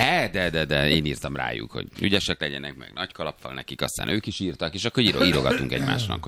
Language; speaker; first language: Hungarian; native; Hungarian